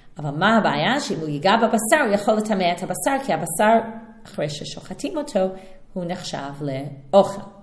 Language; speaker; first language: Hebrew; non-native, fluent; English